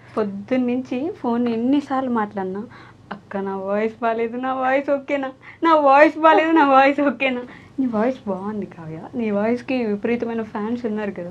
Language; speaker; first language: Telugu; native; Telugu